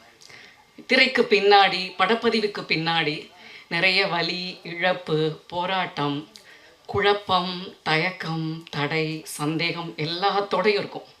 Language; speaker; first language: Tamil; native; Tamil